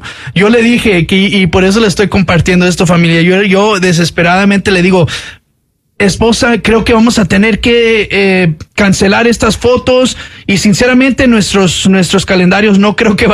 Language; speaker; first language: Spanish; early bilingual, heritage; Spanish